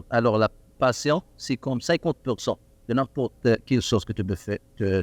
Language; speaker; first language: French; non-native, learner; Arabic